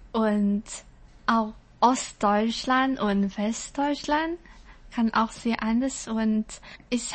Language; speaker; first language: German; non-native, learner; Chinese